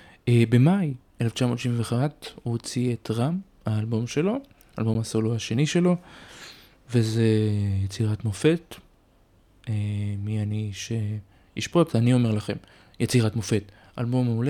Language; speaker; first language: Hebrew; native; Hebrew